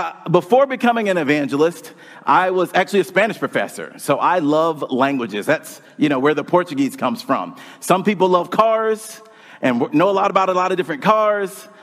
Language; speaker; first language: English; native; English